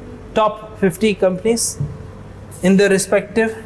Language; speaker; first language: English; non-native, local second language; Hindi